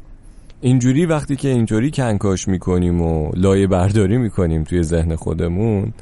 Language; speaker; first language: Persian; native; Persian